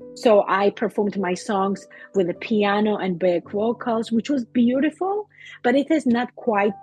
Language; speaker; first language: English; non-native, fluent; Russian